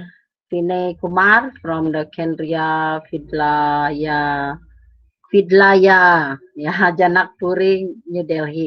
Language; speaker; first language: English; non-native, fluent; Indonesian